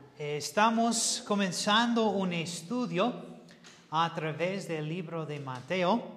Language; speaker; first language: Spanish; non-native, fluent; English